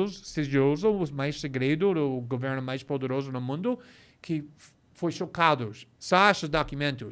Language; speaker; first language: Portuguese; non-native, fluent; English